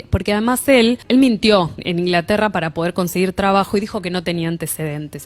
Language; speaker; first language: Spanish; native; Spanish